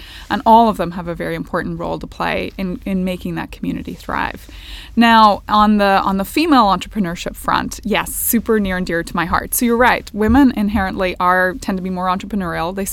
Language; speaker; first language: English; native; English